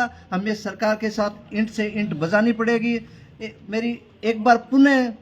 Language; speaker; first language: Hindi; native; Hindi